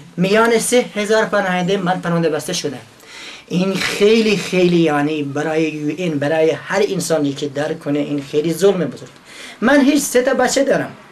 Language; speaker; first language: Persian; non-native, local second language; Kurdish